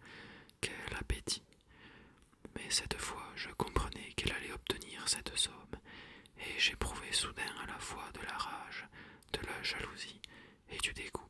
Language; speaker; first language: French; native; French